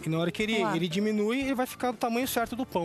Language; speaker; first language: Portuguese; native; Portuguese